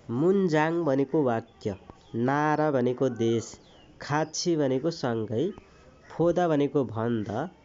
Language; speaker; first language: Nepali; native; Nepali